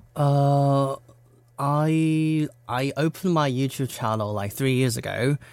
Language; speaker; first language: English; non-native, fluent; Korean